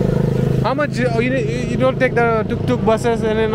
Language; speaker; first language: English; non-native, local second language; Hindi